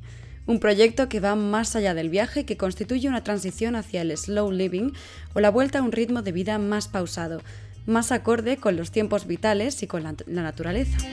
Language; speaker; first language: Spanish; native; Spanish